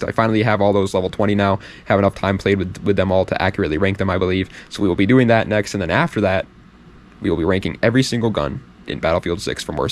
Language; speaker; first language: English; native; English